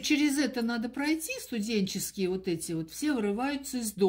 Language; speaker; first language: Russian; native; Russian